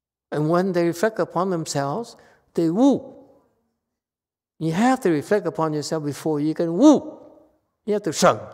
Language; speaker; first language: English; non-native, fluent; Vietnamese